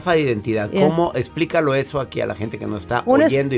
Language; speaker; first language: Spanish; native; Spanish